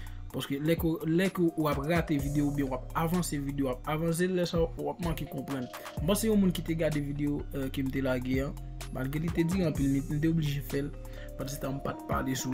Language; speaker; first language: French; non-native, local second language; Haitian Creole